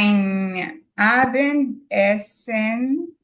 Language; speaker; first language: German; non-native, learner; Filipino